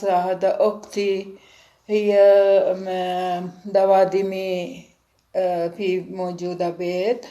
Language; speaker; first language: Arabic; non-native, learner; Sinhala